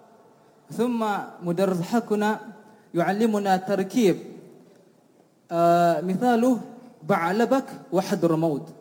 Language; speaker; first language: Arabic; non-native, learner; Indonesian